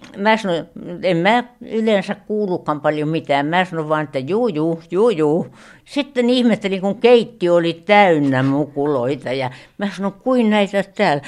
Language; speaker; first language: Finnish; native; Finnish